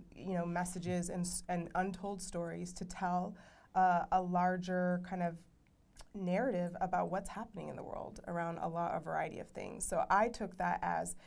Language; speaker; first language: English; native; English